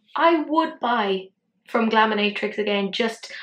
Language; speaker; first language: English; native; English